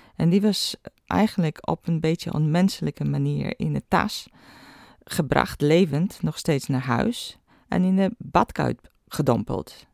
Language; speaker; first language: Dutch; non-native, fluent; Polish